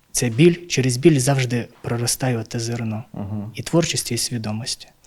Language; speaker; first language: Ukrainian; non-native, local second language; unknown